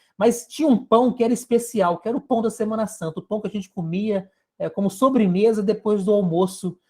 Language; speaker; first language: Portuguese; native; Portuguese